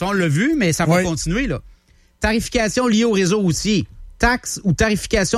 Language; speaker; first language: French; native; French